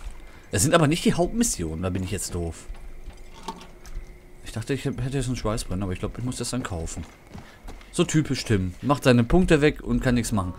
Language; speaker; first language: German; native; German